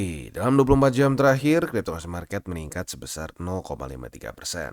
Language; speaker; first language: Indonesian; native; Indonesian